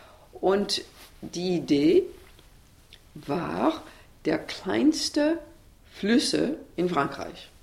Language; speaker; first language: German; non-native, learner; English